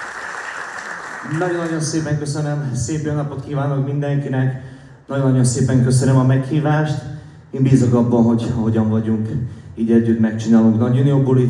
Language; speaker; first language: Hungarian; non-native, fluent; Slovak